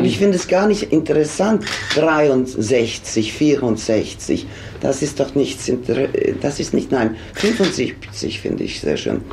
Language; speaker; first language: German; non-native, fluent; Swedish